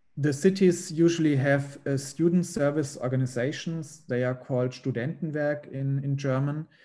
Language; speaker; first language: English; non-native, fluent; German